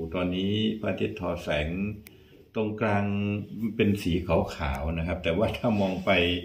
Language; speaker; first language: Thai; native; Thai